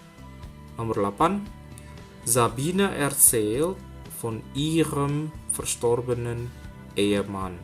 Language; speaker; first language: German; non-native, fluent; Indonesian